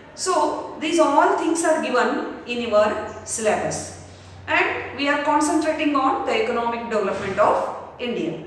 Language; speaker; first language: English; non-native, local second language; Kannada